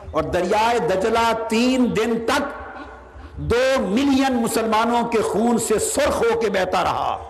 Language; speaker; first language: Urdu; non-native, local second language; Punjabi